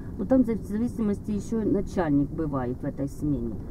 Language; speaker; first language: Russian; native; Russian